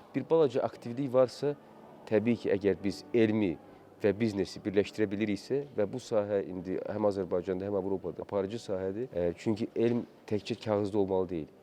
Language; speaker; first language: Azerbaijani; native; Azerbaijani